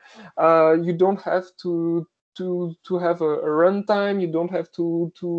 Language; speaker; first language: English; non-native, fluent; French